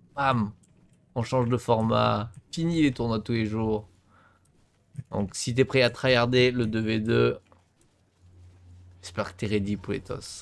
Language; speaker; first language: French; native; French